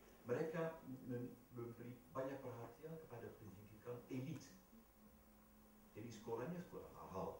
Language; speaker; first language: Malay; non-native, fluent; Dutch